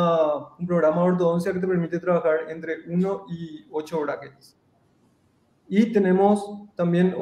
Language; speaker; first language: Spanish; native; Spanish